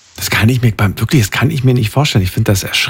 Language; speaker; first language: German; native; German